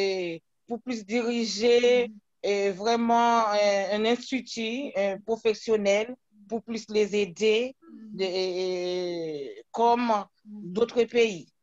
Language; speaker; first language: French; non-native, local second language; Haitian Creole